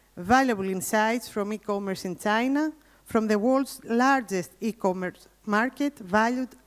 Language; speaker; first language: English; non-native, fluent; Greek